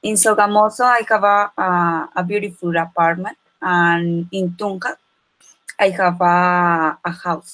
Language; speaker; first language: English; non-native, learner; Spanish